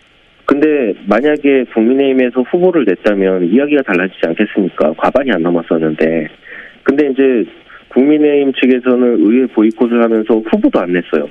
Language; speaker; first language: Korean; native; Korean